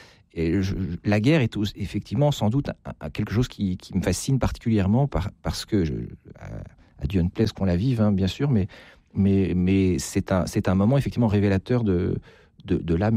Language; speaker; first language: French; native; French